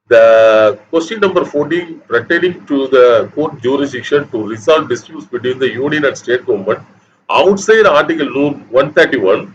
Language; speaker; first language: English; non-native, local second language; Tamil